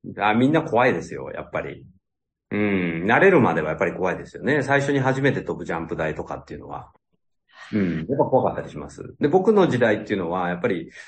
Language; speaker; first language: Japanese; native; Japanese